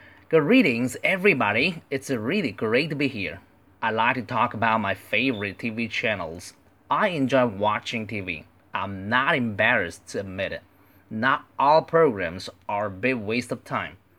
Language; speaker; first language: English; non-native, fluent; Chinese